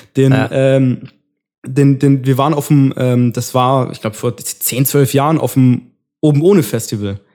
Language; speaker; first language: German; early bilingual, other home language; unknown